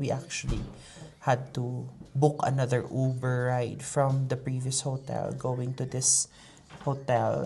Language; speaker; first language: English; non-native, local second language; Filipino